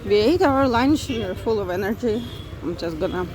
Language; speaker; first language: English; non-native, fluent; Ukrainian